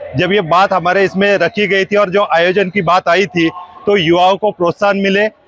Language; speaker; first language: Hindi; non-native, local second language; Gujarati